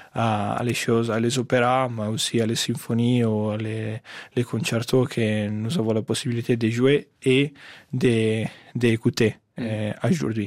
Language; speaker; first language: French; non-native, fluent; Italian